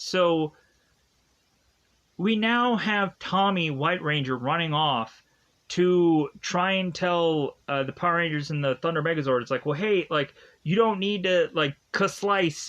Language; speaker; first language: English; native; English